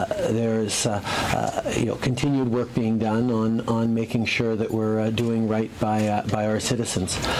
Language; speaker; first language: English; early bilingual, other home language; French